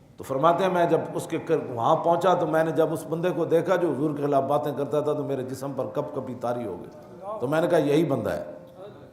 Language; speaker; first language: Urdu; non-native, local second language; Punjabi